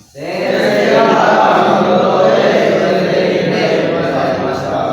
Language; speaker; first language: Japanese; non-native, learner; Indonesian